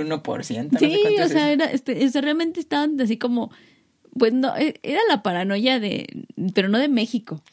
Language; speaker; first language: Spanish; native; Spanish